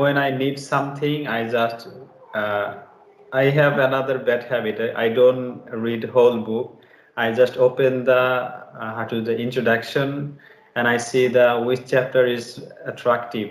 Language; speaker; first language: English; non-native, learner; Bangla